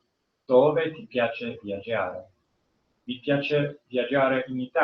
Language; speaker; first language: Italian; non-native, learner; English